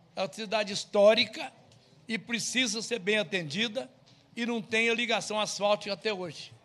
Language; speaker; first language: Portuguese; native; Portuguese